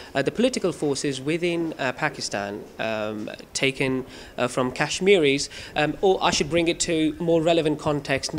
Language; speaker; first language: English; non-native, local second language; Urdu